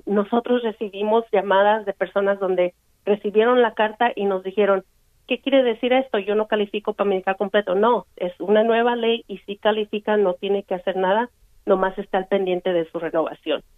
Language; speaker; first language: Spanish; native; Spanish